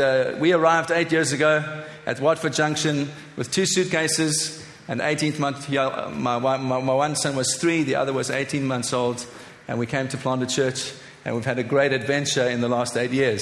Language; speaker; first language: English; native; English